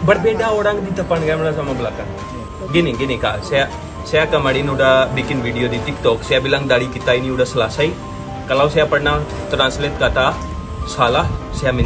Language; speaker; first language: Indonesian; non-native, fluent; Hindi